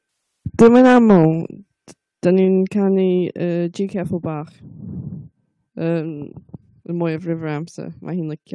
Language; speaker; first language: Welsh; non-native, learner; English